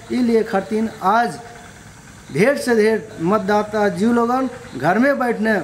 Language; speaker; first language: Bhojpuri; non-native, local second language; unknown